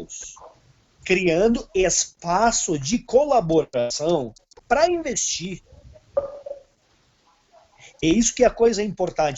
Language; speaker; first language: Portuguese; non-native, fluent; Serbian